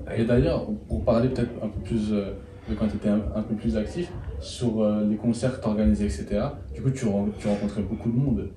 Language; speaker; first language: French; native; French